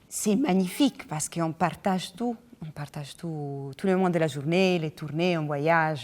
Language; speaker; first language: French; non-native, fluent; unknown